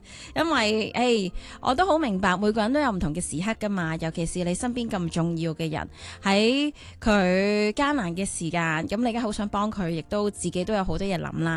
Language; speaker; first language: Cantonese; native; Cantonese